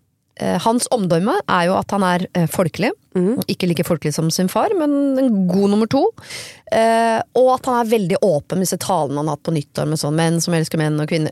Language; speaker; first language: Norwegian; native; Norwegian